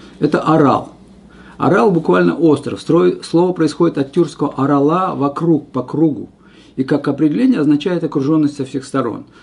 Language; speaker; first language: Russian; non-native, local second language; Kazakh